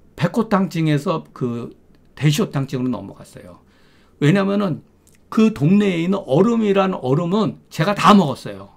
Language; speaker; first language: Korean; native; Korean